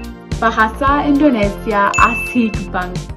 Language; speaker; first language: Indonesian; non-native, learner; English